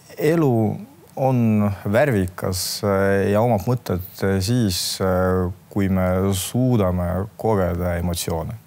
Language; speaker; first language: Estonian; non-native, local second language; Russian